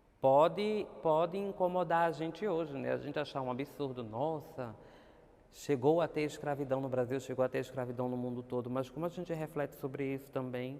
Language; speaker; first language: Portuguese; native; Portuguese